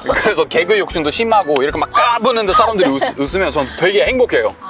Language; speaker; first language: Korean; non-native, fluent; Swedish